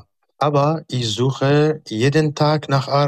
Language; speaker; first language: German; non-native, learner; Arabic